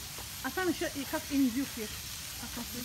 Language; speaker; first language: Russian; non-native, fluent; Azerbaijani